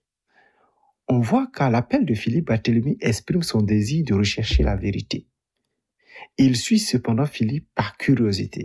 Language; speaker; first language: French; native; French